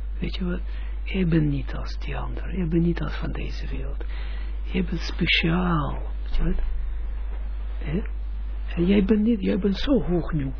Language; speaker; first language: Dutch; non-native, fluent; Russian